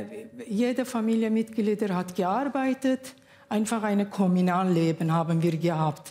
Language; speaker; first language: German; non-native, learner; Kurdish